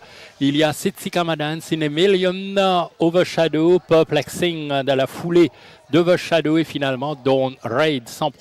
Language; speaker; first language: French; non-native, local second language; Morisyen